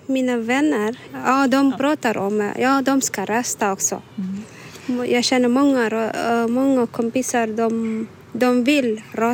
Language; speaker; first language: Swedish; non-native, learner; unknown